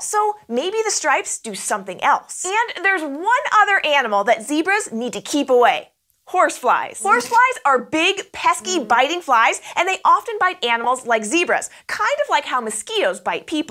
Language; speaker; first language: English; native; English